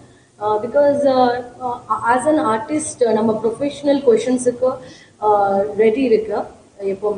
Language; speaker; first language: Tamil; non-native, learner; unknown